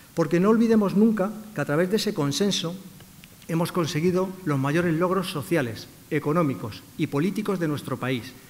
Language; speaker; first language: Spanish; native; Spanish